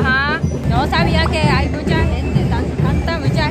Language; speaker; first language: Spanish; non-native, learner; Japanese